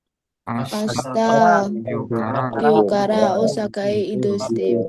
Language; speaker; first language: Japanese; non-native, learner; Indonesian